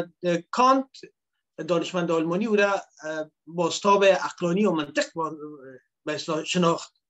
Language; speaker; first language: Persian; native; Persian